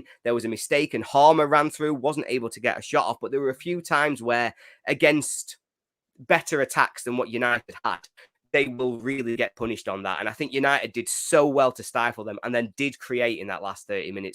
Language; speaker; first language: English; native; English